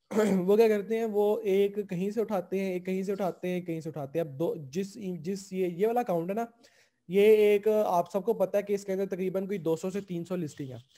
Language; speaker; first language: Urdu; non-native, local second language; Punjabi